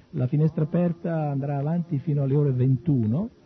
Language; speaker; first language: Italian; native; Italian